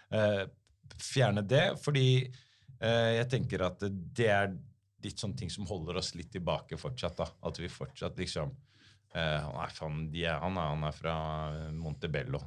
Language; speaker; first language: Norwegian; early bilingual, other home language; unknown